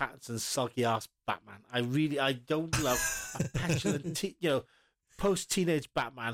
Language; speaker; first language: English; native; English